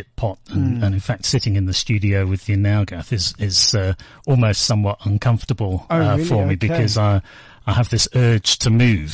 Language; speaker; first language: English; native; English